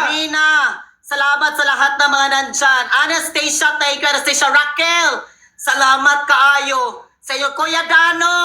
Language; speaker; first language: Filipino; non-native, local second language; Cebuano